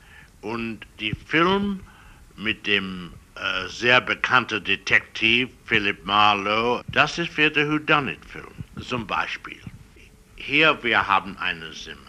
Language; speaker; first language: German; non-native, learner; English